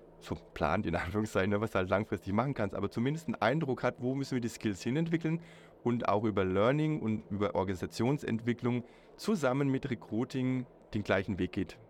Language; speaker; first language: German; native; German